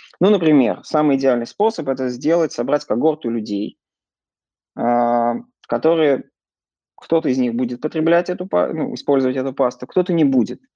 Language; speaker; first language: Russian; native; Russian